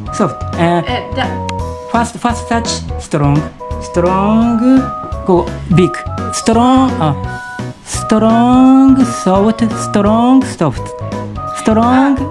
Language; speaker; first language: English; non-native, learner; Japanese